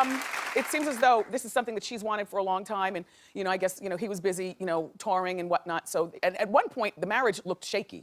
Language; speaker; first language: English; native; English